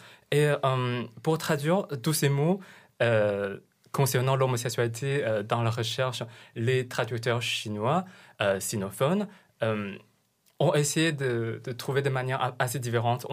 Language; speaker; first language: French; non-native, fluent; Chinese